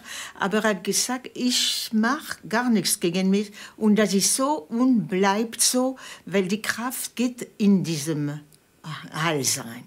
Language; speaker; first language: German; non-native, fluent; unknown